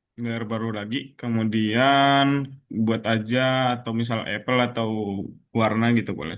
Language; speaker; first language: Indonesian; native; Indonesian